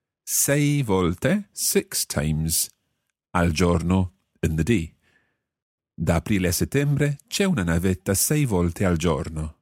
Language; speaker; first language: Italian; non-native, fluent; English